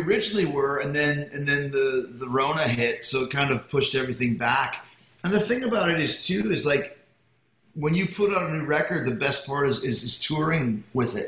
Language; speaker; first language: English; native; English